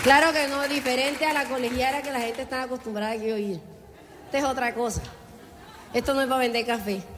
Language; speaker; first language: Spanish; native; Spanish